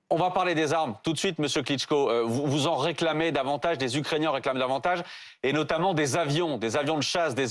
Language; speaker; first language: French; native; French